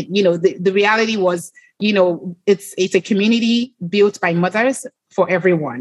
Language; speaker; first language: English; non-native, local second language; Yoruba